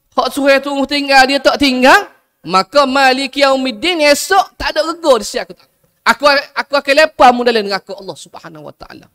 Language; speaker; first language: Malay; native; Malay